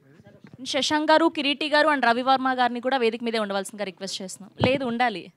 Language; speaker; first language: Telugu; native; Telugu